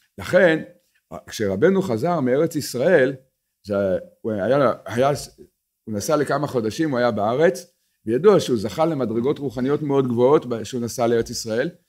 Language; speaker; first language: Hebrew; native; Hebrew